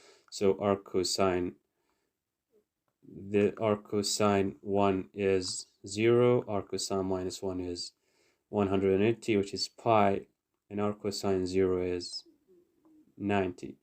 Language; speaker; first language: English; non-native, fluent; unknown